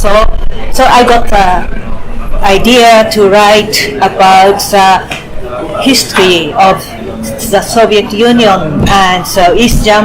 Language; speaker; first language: English; non-native, fluent; Japanese